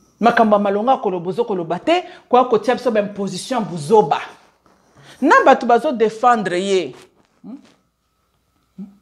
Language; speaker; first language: Lingala; native; Lingala